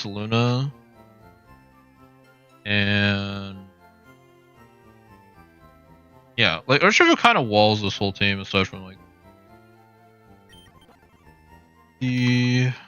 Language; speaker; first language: English; native; English